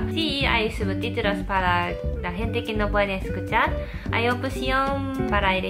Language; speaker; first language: Spanish; non-native, fluent; Japanese